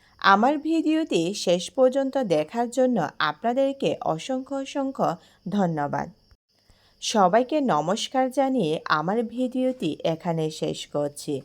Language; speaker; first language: Bangla; non-native, local second language; Marma